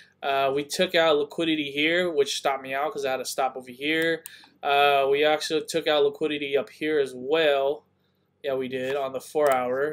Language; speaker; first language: English; native; English